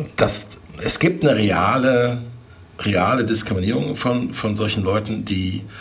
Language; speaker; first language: German; native; German